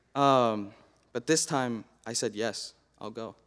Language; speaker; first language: English; native; English